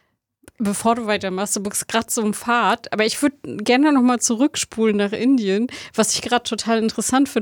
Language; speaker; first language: German; native; German